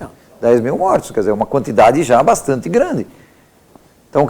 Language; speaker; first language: Portuguese; native; Portuguese